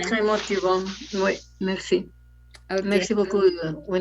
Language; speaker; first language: French; non-native, learner; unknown